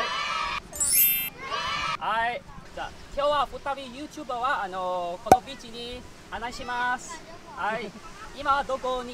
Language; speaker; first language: Japanese; non-native, learner; Malay